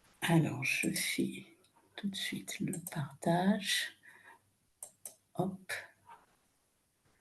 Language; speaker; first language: French; native; French